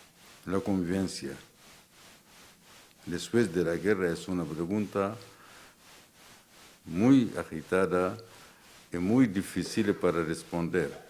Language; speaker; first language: Spanish; non-native, fluent; Arabic